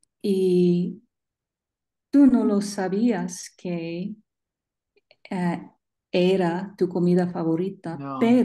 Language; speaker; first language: Spanish; non-native, learner; English